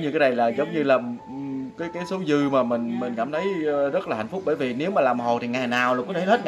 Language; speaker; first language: Vietnamese; native; Vietnamese